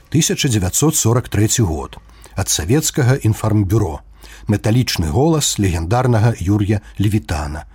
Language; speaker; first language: Belarusian; native; Belarusian